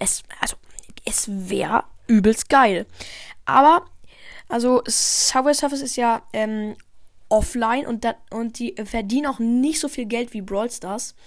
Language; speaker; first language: German; native; German